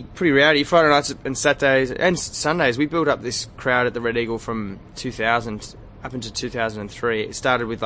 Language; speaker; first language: English; native; English